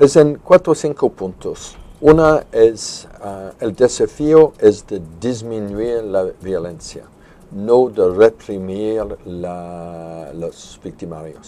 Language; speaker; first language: Spanish; non-native, fluent; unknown